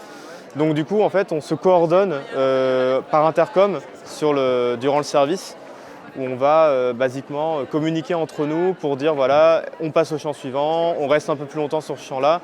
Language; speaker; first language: French; native; French